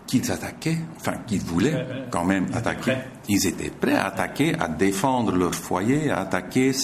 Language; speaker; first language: French; native; French